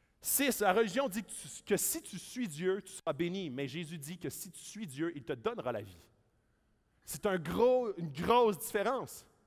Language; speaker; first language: French; native; French